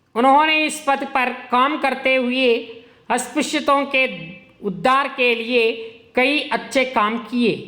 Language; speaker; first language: Hindi; non-native, local second language; Kannada